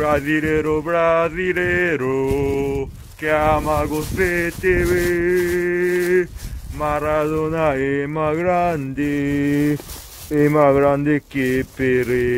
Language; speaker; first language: Portuguese; non-native, learner; Japanese